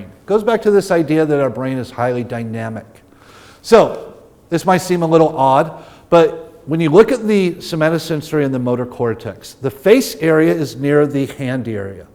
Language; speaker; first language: English; native; English